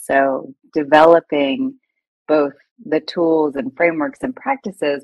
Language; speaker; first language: English; native; English